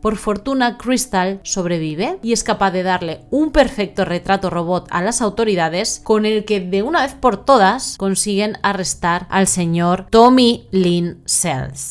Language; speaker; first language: Spanish; native; Spanish